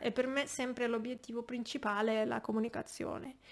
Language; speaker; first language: Italian; non-native, fluent; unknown